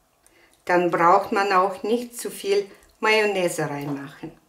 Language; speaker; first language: German; non-native, fluent; Russian